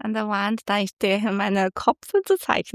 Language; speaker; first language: German; non-native, learner; Chinese